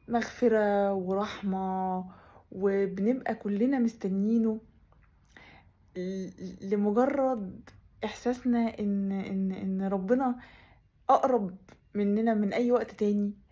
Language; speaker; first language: Arabic; native; Arabic